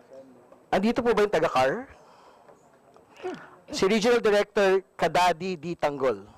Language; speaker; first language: Filipino; native; Filipino